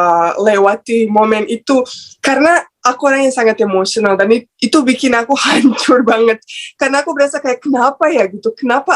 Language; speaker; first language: Indonesian; non-native, fluent; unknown